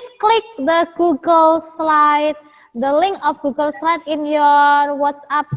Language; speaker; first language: English; non-native, fluent; Indonesian